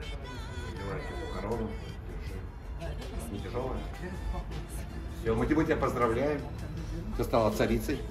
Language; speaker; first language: Russian; native; Russian